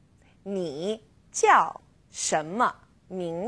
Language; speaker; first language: Chinese; non-native, fluent; English